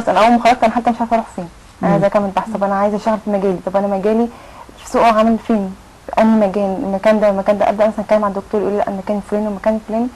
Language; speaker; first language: Arabic; native; Arabic